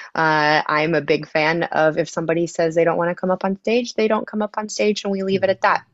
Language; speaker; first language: English; native; English